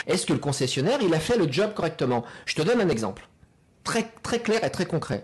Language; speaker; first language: French; native; French